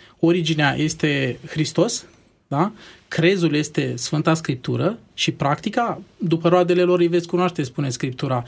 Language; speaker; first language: Romanian; native; Romanian